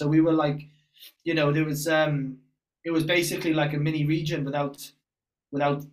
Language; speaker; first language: English; native; English